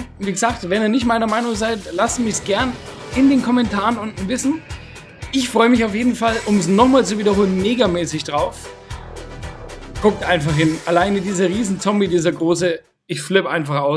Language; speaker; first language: German; native; German